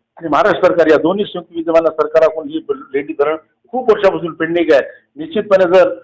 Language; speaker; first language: Marathi; native; Marathi